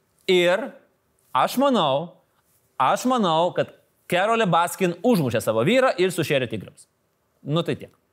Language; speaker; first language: Lithuanian; native; Lithuanian